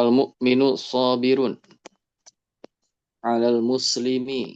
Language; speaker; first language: Arabic; non-native, learner; Indonesian